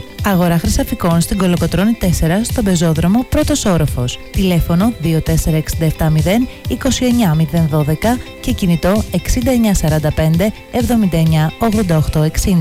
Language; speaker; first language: Greek; native; Greek